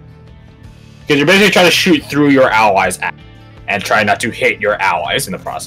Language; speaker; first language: English; native; English